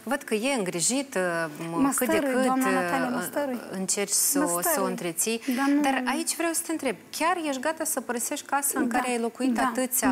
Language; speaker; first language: Romanian; native; Romanian